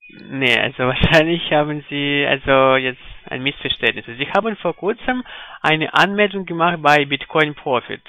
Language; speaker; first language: German; non-native, fluent; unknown